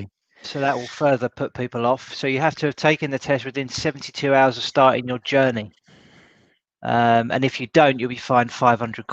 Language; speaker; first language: English; native; English